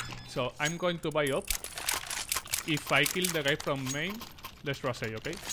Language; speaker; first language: English; non-native, fluent; Spanish